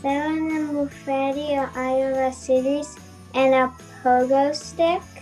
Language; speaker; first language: Greek; early bilingual, heritage; English